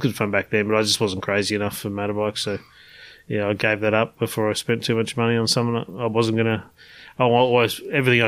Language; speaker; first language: English; native; English